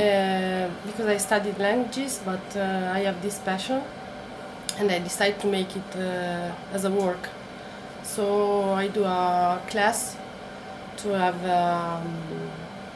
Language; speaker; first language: English; non-native, learner; Italian